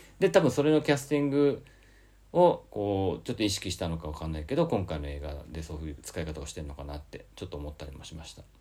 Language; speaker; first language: Japanese; native; Japanese